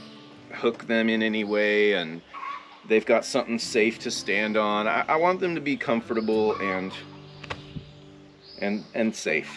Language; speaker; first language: English; native; English